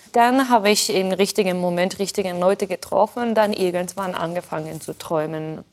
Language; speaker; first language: German; non-native, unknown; Japanese